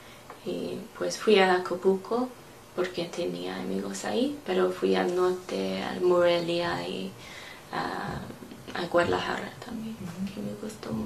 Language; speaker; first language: Spanish; non-native, learner; English